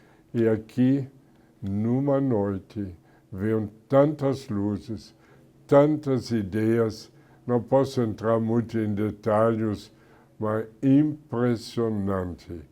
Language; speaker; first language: Portuguese; non-native, fluent; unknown